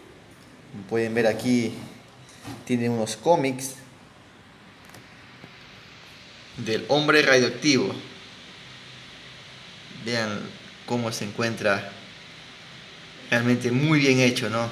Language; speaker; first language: Spanish; native; Spanish